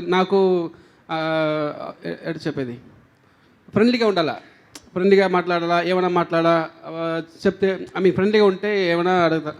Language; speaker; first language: Telugu; non-native, learner; Tamil